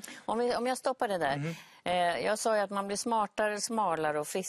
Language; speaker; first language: Swedish; native; Swedish